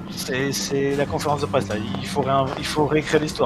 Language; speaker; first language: French; native; French